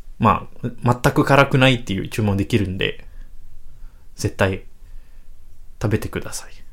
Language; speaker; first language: Japanese; non-native, fluent; Indonesian